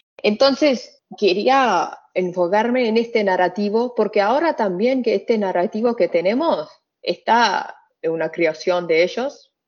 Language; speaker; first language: Spanish; non-native, fluent; Arabic